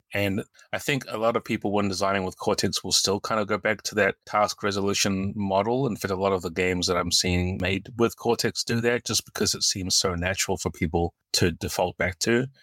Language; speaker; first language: English; native; English